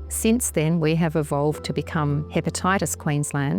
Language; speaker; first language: English; native; English